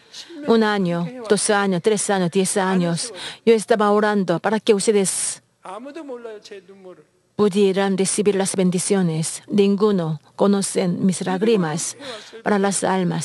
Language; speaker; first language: Spanish; non-native, learner; Korean